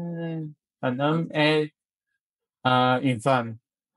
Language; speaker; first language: French; non-native, learner; Chinese